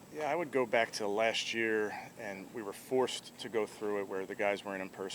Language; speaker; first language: English; native; English